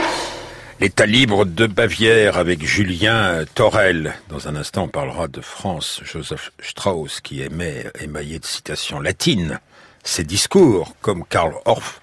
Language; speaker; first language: French; native; French